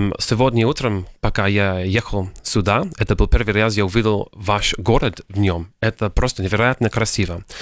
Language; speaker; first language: Russian; non-native, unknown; English